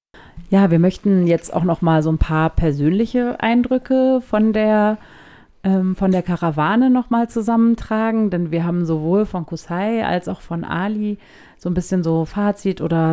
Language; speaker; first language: German; native; German